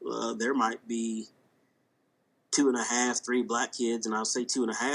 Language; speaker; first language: English; native; English